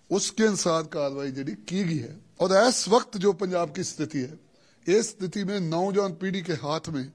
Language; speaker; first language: Hindi; non-native, local second language; Punjabi